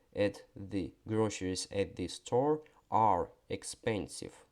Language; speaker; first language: English; non-native, fluent; Ukrainian